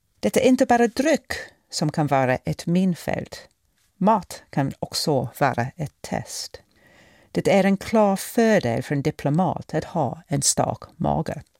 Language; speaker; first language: Swedish; non-native, fluent; English